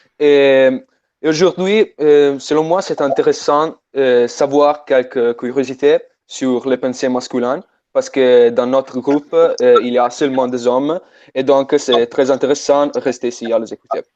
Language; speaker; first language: French; non-native, fluent; Italian